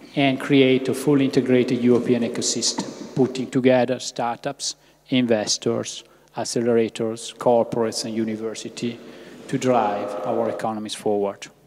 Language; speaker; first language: English; non-native, fluent; Italian